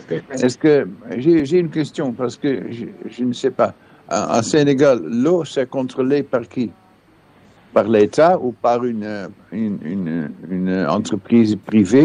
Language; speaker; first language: French; non-native, fluent; Dutch